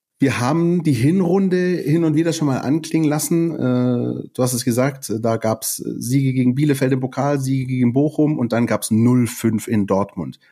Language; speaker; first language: German; native; German